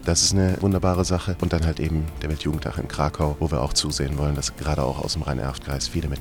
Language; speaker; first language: German; native; German